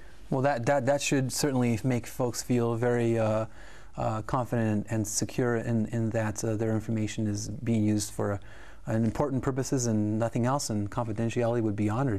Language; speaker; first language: English; early bilingual, other home language; Spanish